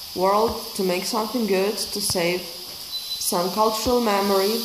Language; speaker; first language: English; non-native, fluent; Ukrainian